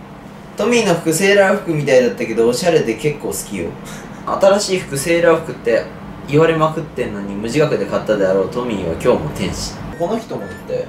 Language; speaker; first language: Japanese; native; Japanese